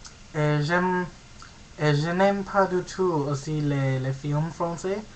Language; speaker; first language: French; non-native, learner; English